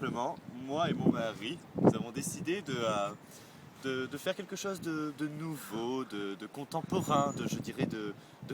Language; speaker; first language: French; native; French